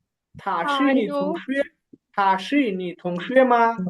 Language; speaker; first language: Chinese; non-native, fluent; Bangla